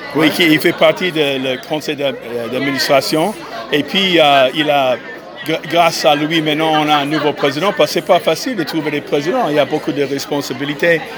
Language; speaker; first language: French; non-native, fluent; English